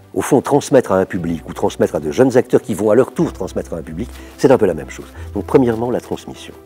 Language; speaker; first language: French; native; French